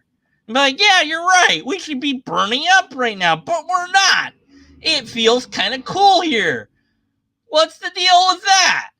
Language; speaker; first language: English; native; English